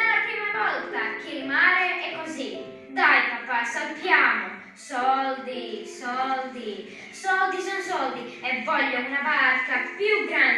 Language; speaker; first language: Italian; non-native, learner; Croatian